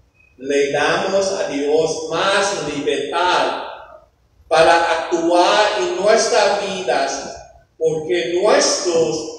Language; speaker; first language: Spanish; non-native, fluent; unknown